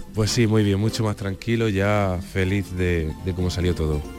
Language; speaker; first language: Spanish; native; Spanish